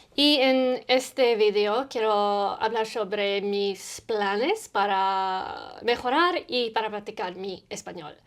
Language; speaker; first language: Spanish; non-native, learner; English